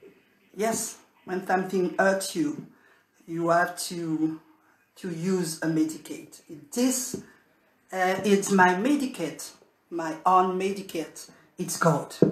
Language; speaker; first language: English; non-native, learner; French